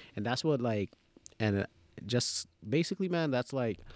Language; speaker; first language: English; early bilingual, other home language; Bangla